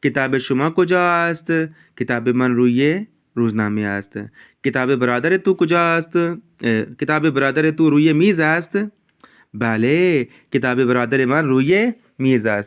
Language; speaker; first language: Persian; non-native, fluent; Urdu